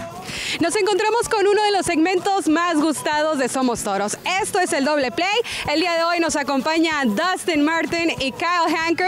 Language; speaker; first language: Spanish; native; Spanish